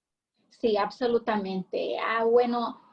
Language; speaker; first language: Spanish; early bilingual, heritage; English